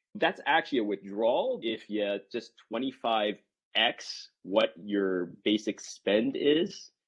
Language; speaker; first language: English; native; English